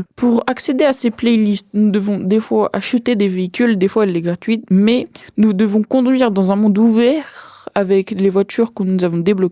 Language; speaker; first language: French; native; French